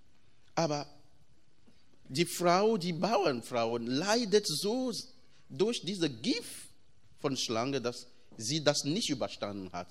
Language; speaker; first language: German; non-native, fluent; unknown